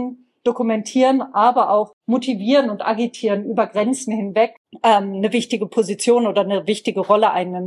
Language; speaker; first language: German; native; German